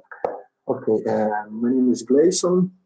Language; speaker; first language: English; non-native, learner; Portuguese